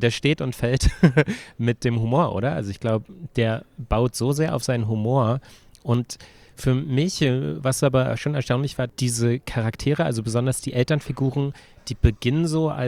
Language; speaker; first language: German; native; German